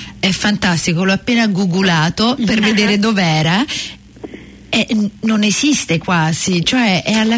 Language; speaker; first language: Italian; native; Italian